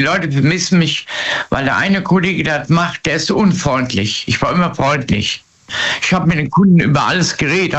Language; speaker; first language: German; native; German